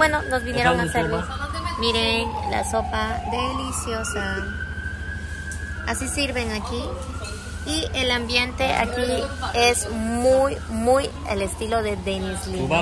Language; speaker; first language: Spanish; native; Spanish